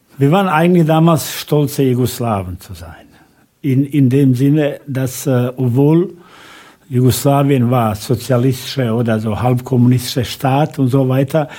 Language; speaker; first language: German; non-native, fluent; Bosnian